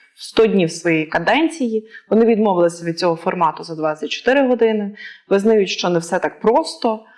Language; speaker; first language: Ukrainian; native; Ukrainian